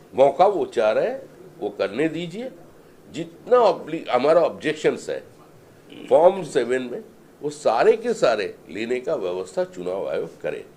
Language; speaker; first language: Hindi; non-native, local second language; Bangla